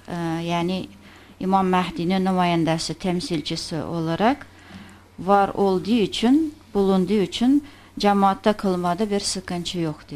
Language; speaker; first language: Turkish; non-native, fluent; Azerbaijani